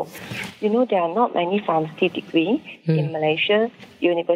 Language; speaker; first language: English; non-native, local second language; Min Nan Chinese